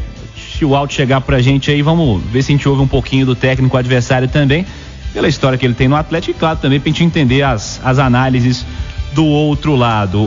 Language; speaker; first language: Portuguese; native; Portuguese